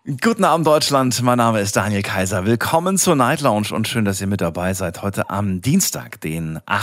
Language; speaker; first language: German; native; German